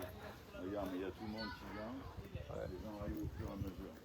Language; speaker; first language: French; native; French